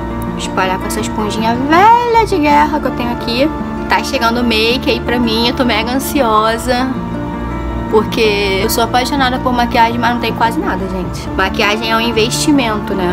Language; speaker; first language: Portuguese; native; Portuguese